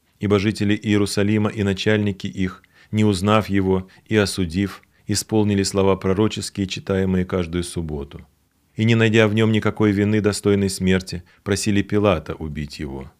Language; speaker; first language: Russian; native; Russian